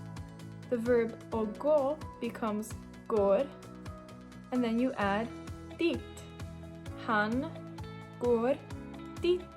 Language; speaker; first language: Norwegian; non-native, learner; English